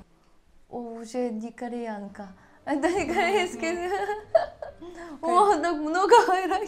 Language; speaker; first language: Russian; non-native, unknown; Korean